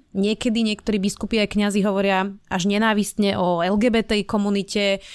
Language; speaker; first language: Slovak; native; Slovak